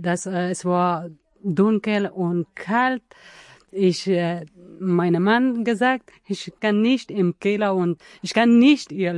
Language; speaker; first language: German; non-native, learner; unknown